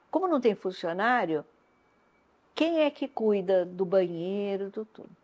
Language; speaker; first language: Portuguese; non-native, local second language; Japanese